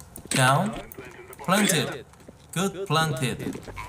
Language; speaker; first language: English; non-native, learner; Korean